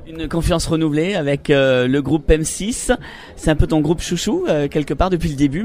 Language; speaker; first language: French; native; French